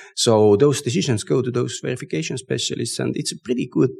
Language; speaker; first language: English; non-native, fluent; Estonian